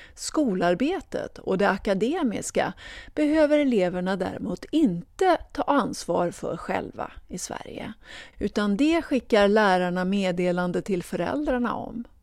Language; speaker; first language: Swedish; native; Swedish